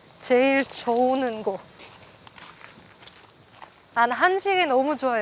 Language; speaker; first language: Korean; non-native, fluent; French